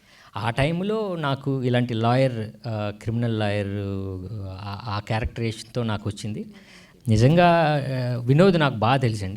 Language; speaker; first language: Telugu; native; Telugu